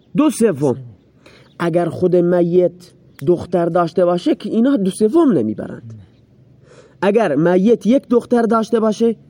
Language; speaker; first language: Persian; non-native, local second language; Baluchi